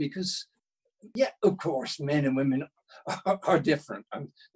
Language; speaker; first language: English; native; English